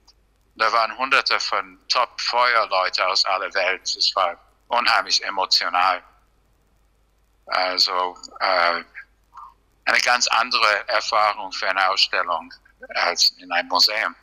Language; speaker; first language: German; non-native, fluent; English